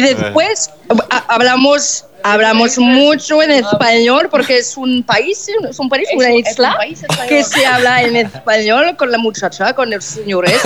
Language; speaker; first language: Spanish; non-native, learner; French